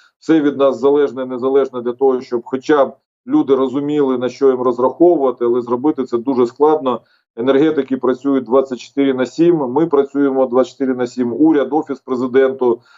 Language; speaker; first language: Ukrainian; native; Ukrainian